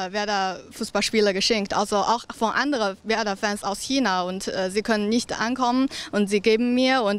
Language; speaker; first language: German; non-native, learner; Chinese